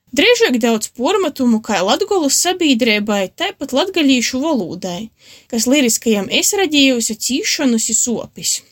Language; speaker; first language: Latvian; native; Latvian